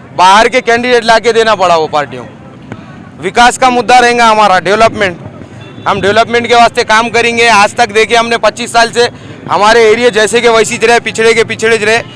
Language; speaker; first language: Hindi; non-native, local second language; Urdu